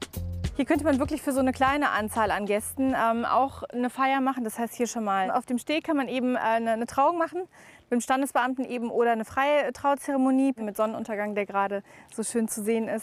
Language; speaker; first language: German; native; German